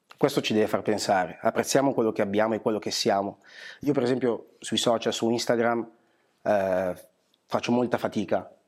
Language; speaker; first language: Italian; early bilingual, other home language; Portuguese